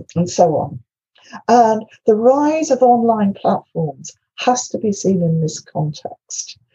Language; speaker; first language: English; non-native, local second language; Welsh